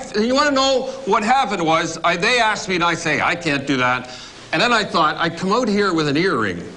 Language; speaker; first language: English; native; English